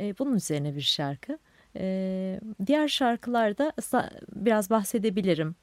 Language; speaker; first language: Turkish; non-native, local second language; Kurdish